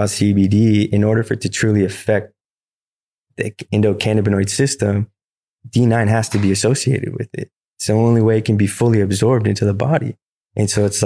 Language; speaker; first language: English; native; English